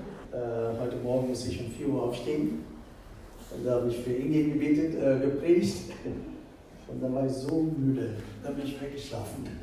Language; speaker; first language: German; non-native, fluent; Tamil